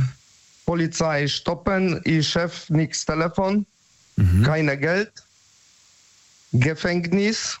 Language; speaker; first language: German; non-native, learner; Polish